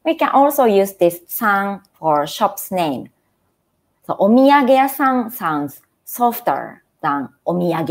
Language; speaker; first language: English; non-native, fluent; Japanese